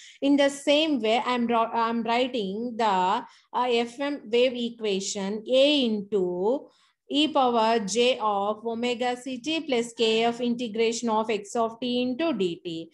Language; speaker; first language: English; non-native, local second language; Telugu